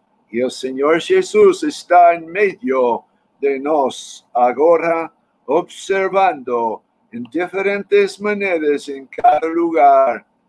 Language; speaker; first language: Spanish; non-native, fluent; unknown